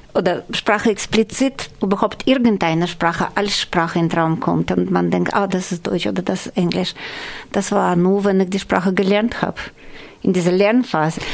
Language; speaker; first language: German; non-native, fluent; Russian